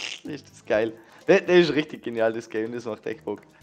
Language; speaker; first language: German; native; German